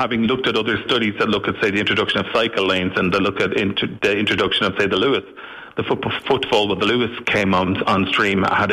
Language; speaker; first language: English; native; English